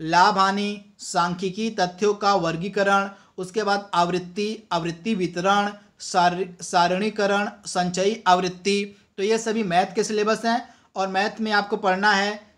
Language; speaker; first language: Hindi; native; Hindi